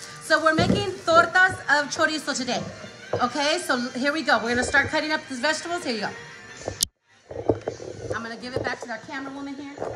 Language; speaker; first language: English; early bilingual, other home language; Spanish